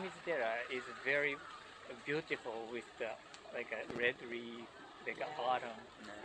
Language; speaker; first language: English; non-native, fluent; Japanese